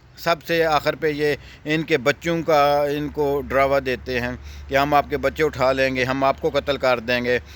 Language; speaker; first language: Urdu; non-native, local second language; Punjabi